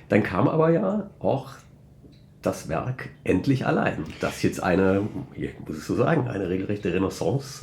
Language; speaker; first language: German; native; German